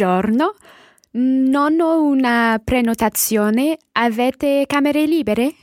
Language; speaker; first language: Italian; non-native, learner; English